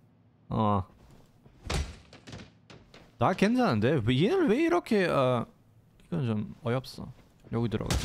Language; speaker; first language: Korean; non-native, fluent; German